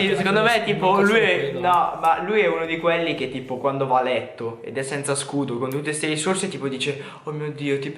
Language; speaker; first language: Italian; native; Italian